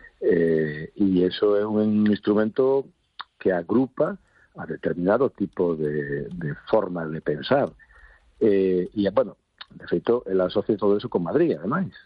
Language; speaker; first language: Galician; non-native, local second language; Spanish